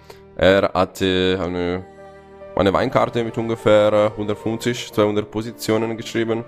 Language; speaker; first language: German; non-native, fluent; Italian